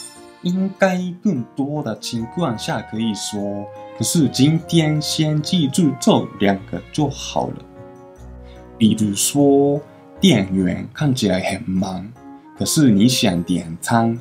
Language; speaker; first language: Chinese; non-native, fluent; Japanese